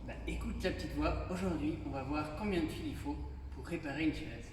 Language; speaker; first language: French; native; French